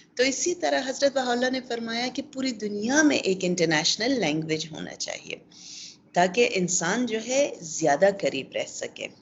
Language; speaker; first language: Urdu; non-native, local second language; Pashto